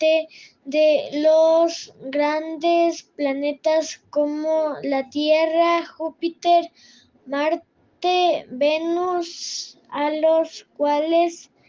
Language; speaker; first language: Spanish; non-native, learner; French